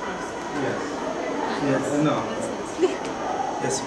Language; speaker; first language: English; non-native, fluent; Arabic